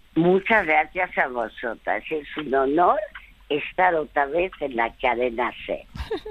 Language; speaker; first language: Spanish; early bilingual, other home language; French